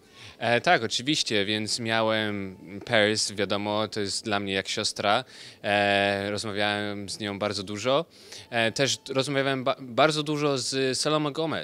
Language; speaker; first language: Polish; early bilingual, heritage; Polish